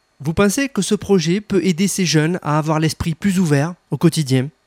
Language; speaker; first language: French; native; French